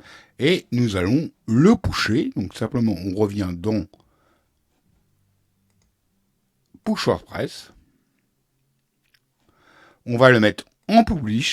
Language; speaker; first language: French; native; French